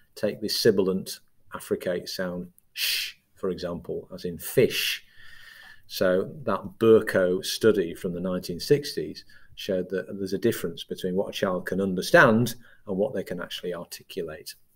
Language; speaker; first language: English; native; English